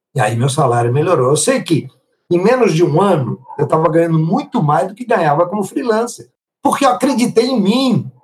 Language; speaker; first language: Portuguese; non-native, fluent; Italian